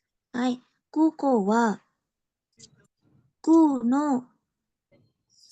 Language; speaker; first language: Japanese; non-native, learner; Indonesian